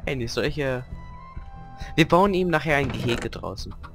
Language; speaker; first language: German; native; German